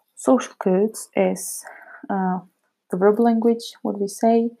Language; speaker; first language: English; non-native, fluent; Czech